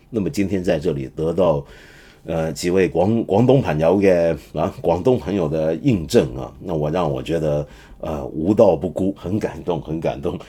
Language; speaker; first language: Chinese; non-native, local second language; Cantonese